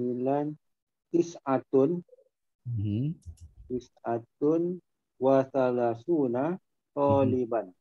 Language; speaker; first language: Arabic; non-native, learner; Malay